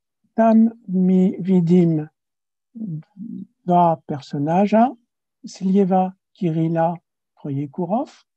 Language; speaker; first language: Russian; non-native, learner; French